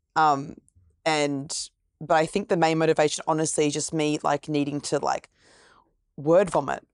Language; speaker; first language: English; native; English